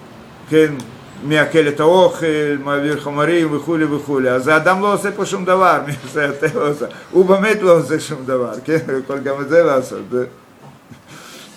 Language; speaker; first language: Hebrew; non-native, fluent; Russian